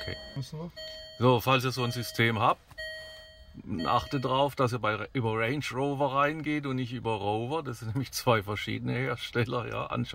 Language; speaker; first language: German; native; German